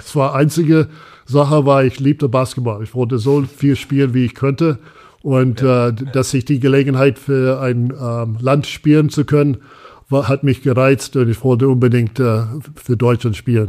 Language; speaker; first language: German; non-native, fluent; English